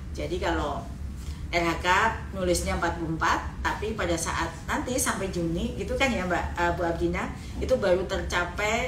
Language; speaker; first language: Indonesian; native; Indonesian